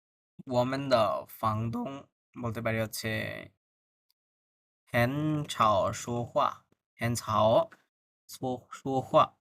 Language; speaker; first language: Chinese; non-native, fluent; Bangla